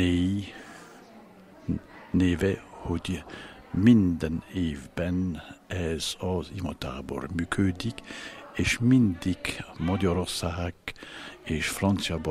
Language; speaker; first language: Hungarian; non-native, learner; French